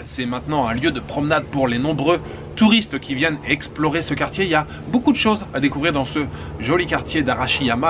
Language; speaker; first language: French; native; French